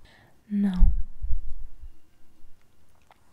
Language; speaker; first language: Portuguese; non-native, learner; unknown